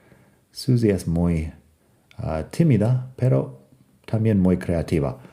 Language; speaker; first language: Spanish; non-native, fluent; English